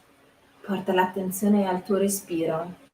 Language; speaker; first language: Italian; native; Italian